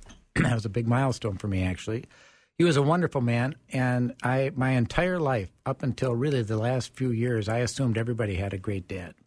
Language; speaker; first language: English; early bilingual, other home language; German